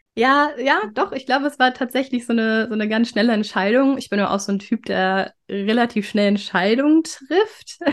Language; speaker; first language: German; native; German